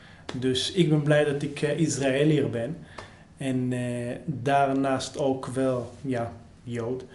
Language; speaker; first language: Dutch; non-native, fluent; Hebrew